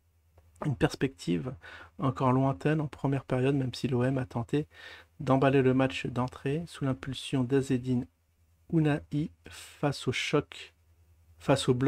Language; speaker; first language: French; native; French